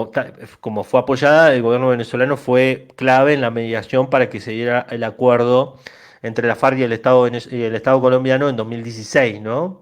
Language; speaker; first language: Spanish; native; Spanish